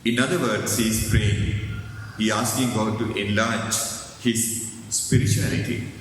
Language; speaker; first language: English; non-native, local second language; Sinhala